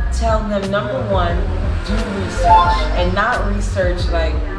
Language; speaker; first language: English; native; English